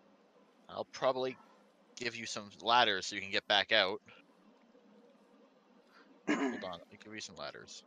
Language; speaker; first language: English; native; English